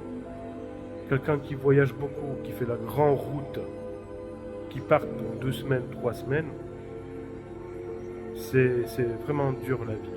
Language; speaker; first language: French; non-native, fluent; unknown